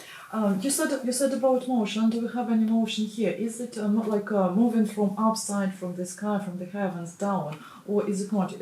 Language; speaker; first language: English; non-native, fluent; Russian